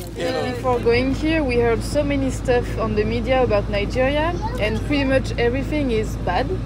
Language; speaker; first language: English; non-native, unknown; French